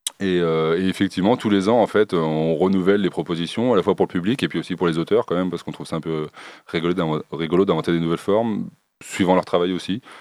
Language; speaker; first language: French; native; French